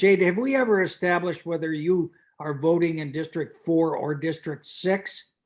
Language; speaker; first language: English; native; English